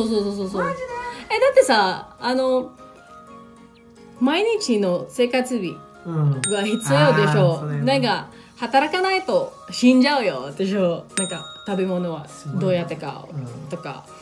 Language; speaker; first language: Japanese; non-native, local second language; Filipino